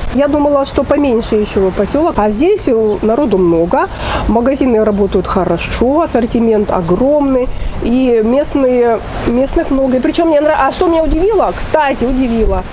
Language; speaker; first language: Russian; native; Russian